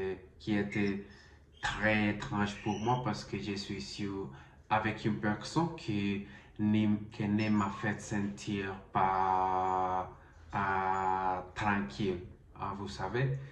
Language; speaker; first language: French; non-native, learner; Spanish